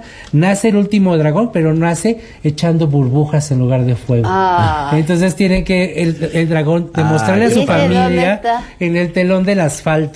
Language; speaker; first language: Spanish; native; Spanish